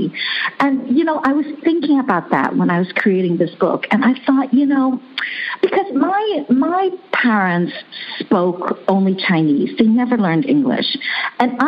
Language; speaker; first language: English; early bilingual, other home language; Chinese